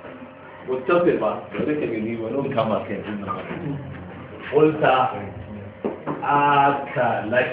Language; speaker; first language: Arabic; non-native, learner; Hausa